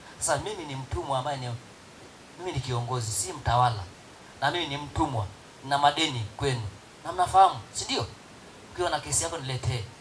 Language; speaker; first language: Swahili; non-native, local second language; Masai